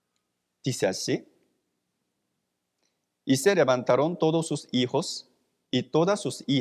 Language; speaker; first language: Spanish; non-native, fluent; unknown